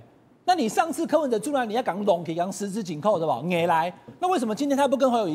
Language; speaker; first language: Chinese; native; Chinese